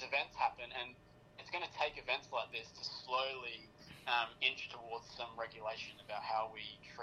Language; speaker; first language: English; native; English